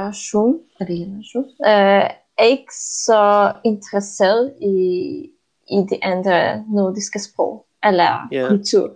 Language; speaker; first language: Swedish; non-native, fluent; Polish